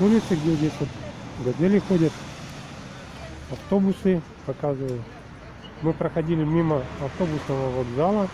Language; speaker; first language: Russian; native; Russian